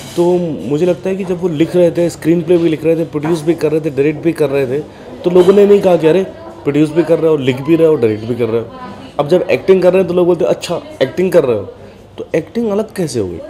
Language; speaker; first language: Hindi; native; Hindi